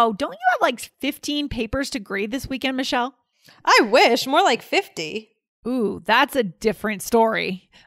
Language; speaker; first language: English; native; English